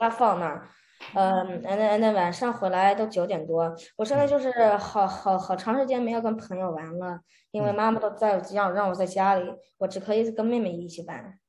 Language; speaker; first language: Chinese; early bilingual, heritage; Chinese